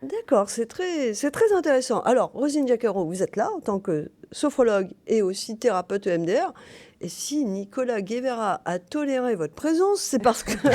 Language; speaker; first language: French; native; French